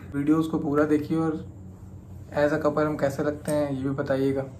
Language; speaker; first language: Hindi; native; Hindi